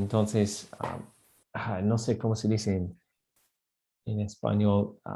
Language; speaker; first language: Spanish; non-native, fluent; English